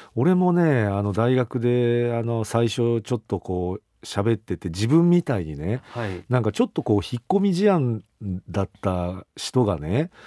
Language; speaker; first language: Japanese; native; Japanese